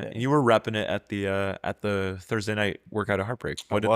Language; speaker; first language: English; native; English